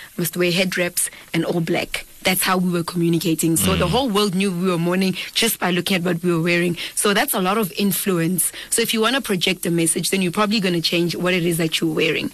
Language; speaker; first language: English; non-native, local second language; Northern Sotho